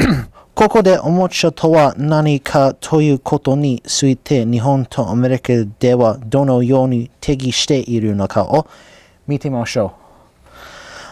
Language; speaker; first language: Japanese; non-native, learner; English